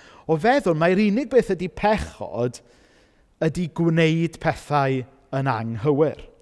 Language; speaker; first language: Welsh; native; Welsh